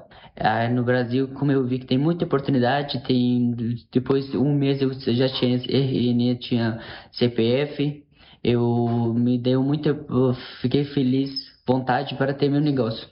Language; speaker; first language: Portuguese; non-native, learner; Persian